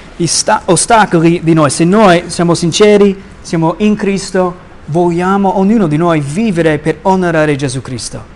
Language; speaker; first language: Italian; non-native, fluent; English